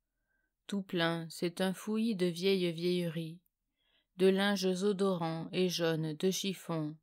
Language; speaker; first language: French; native; French